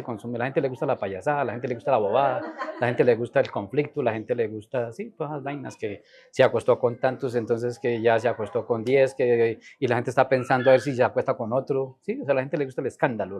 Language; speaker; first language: Spanish; native; Spanish